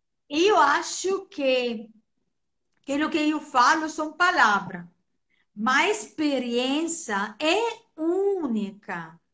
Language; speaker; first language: Portuguese; non-native, fluent; Italian